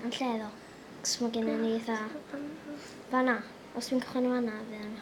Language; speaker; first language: Welsh; native; Welsh